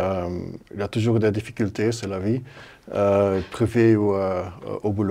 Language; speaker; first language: French; non-native, local second language; Dutch